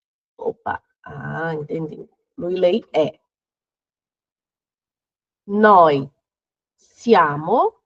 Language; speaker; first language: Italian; non-native, fluent; Portuguese